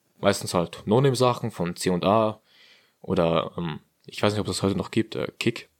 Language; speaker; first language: German; early bilingual, other home language; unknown